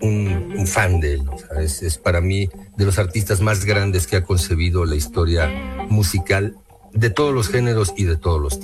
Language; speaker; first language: Spanish; native; Spanish